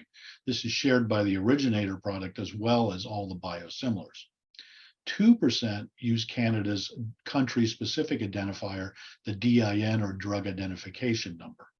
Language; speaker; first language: English; native; English